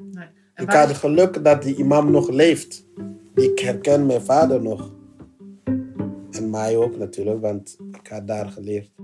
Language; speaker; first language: Dutch; non-native, fluent; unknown